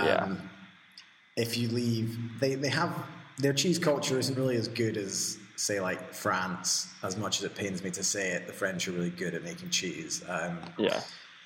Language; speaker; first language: English; native; English